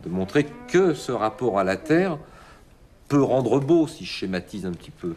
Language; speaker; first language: French; native; French